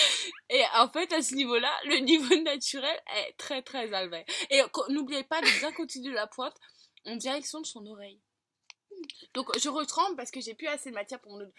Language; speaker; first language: French; native; French